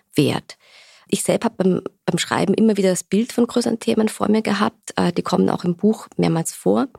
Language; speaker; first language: German; native; German